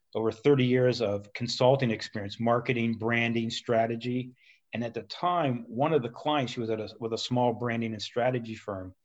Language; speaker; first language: English; native; English